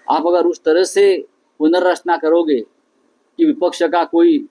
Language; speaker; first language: Hindi; non-native, local second language; Marathi